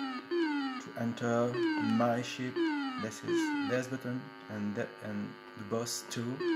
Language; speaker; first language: English; non-native, learner; French